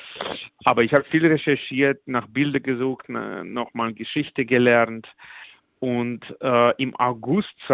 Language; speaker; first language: German; non-native, fluent; Russian